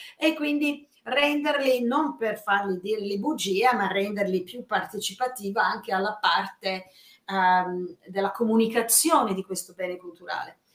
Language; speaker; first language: Italian; non-native, fluent; English